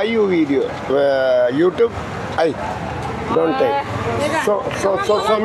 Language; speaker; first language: English; non-native, local second language; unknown